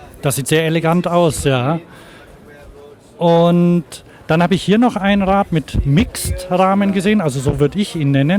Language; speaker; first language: German; native; German